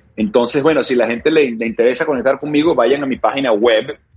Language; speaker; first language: Spanish; native; Spanish